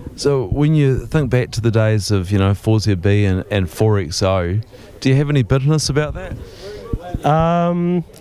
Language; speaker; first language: English; native; English